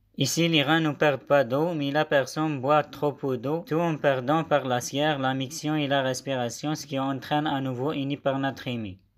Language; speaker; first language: French; non-native, local second language; Arabic